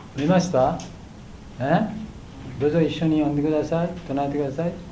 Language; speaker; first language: Japanese; non-native, learner; Bangla